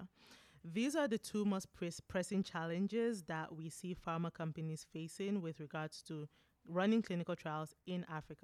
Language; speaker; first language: English; non-native, local second language; French